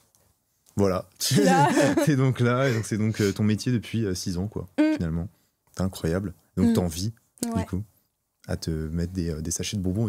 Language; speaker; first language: French; native; French